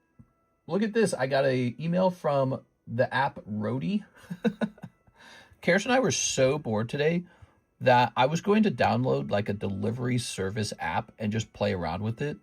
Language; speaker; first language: English; native; English